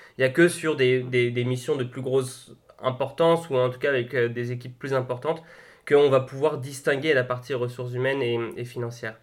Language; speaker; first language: French; native; French